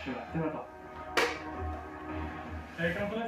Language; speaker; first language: Czech; native; Czech